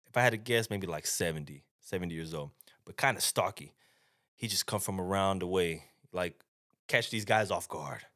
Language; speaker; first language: English; native; English